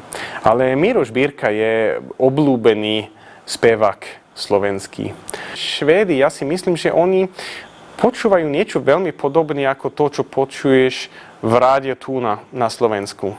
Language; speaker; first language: Slovak; non-native, fluent; Swedish